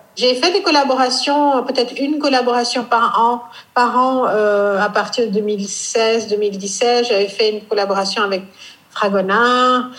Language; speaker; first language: French; non-native, fluent; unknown